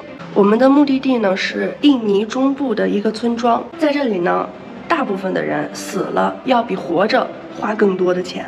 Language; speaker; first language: Chinese; native; Chinese